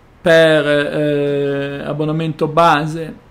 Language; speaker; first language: Italian; native; Italian